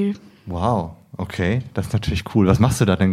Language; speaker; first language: German; native; German